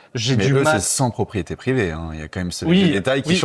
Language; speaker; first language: French; native; French